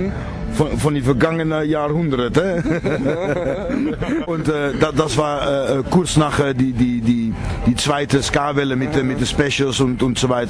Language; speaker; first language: German; non-native, fluent; Dutch